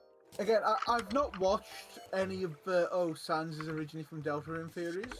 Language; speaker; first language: English; native; English